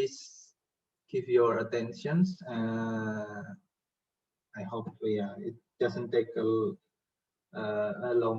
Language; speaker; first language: English; non-native, fluent; Indonesian